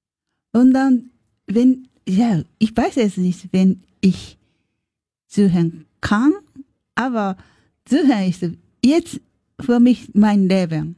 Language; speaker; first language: German; non-native, learner; Japanese